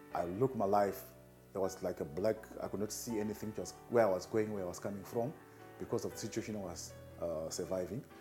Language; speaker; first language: English; non-native, local second language; Shona